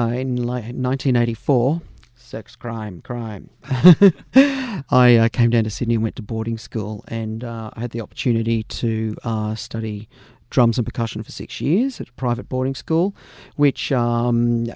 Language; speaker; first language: English; native; English